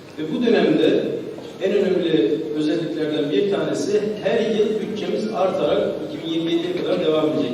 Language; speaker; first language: Turkish; early bilingual, heritage; Turkish